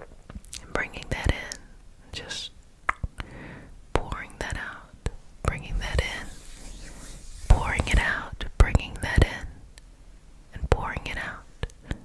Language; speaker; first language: English; native; English